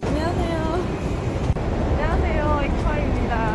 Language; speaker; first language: Korean; non-native, learner; Cantonese